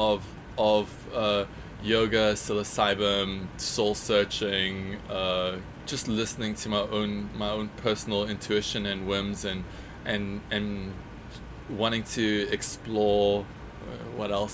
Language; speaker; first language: English; native; English